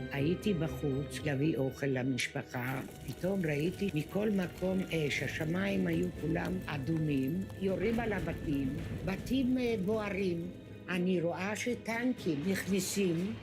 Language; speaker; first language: Hebrew; early bilingual, other home language; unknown